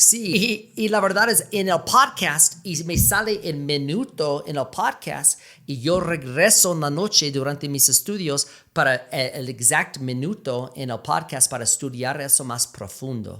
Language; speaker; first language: Spanish; non-native, fluent; English